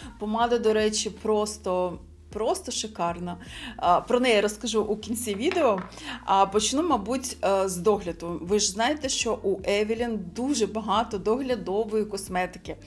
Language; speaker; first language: Ukrainian; non-native, local second language; Russian